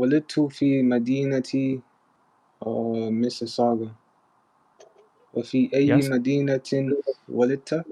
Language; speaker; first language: Arabic; non-native, learner; English